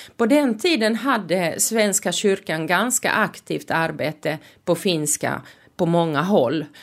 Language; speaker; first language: Swedish; non-native, local second language; Finnish